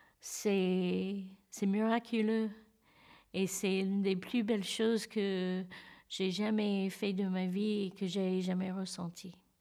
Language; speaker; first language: French; non-native, fluent; English